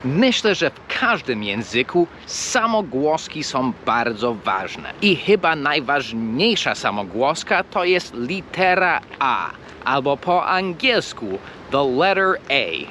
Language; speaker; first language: Polish; non-native, fluent; English